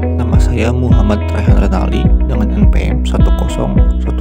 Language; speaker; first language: Indonesian; native; Indonesian